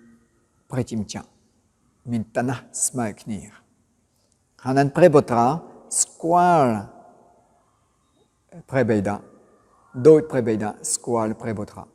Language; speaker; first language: Khmer; non-native, fluent; French